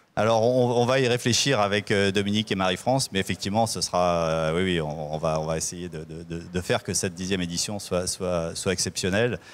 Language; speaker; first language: French; native; French